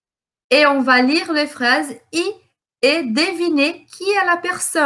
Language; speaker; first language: French; non-native, fluent; Portuguese